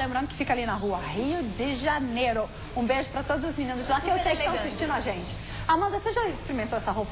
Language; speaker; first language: Portuguese; native; Portuguese